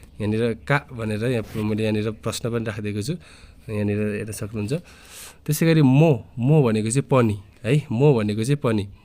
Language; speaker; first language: Nepali; native; Nepali